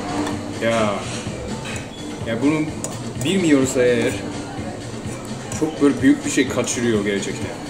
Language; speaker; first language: Turkish; non-native, fluent; Japanese